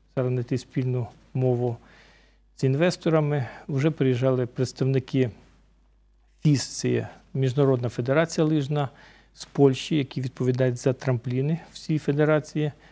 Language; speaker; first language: Ukrainian; native; Ukrainian